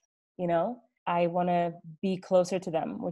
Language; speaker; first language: English; early bilingual, other home language; Arabic